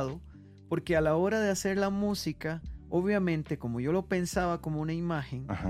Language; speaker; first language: Spanish; native; Spanish